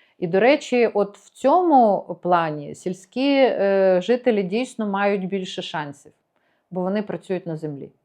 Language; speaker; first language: Ukrainian; native; Ukrainian